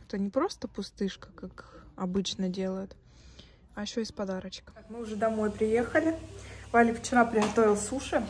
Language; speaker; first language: Russian; native; Russian